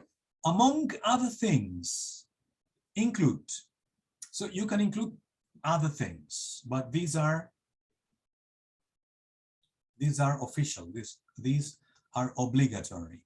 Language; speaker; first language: English; non-native, fluent; Spanish